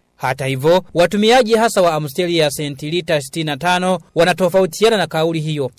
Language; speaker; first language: Swahili; non-native, local second language; Rundi